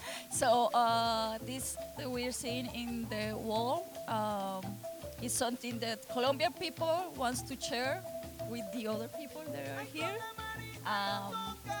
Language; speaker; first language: English; non-native, fluent; Spanish